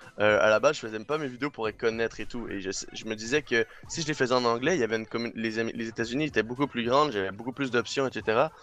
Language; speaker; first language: French; non-native, local second language; English